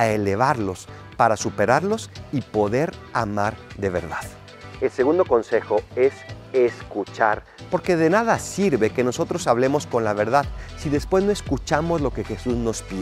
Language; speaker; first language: Spanish; native; Spanish